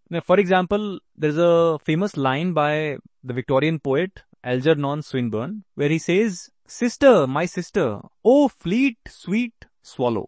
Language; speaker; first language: English; non-native, local second language; Hindi